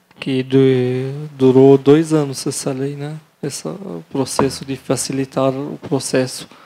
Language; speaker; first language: Portuguese; non-native, learner; Arabic